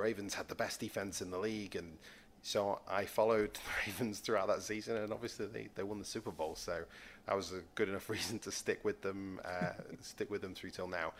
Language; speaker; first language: English; native; English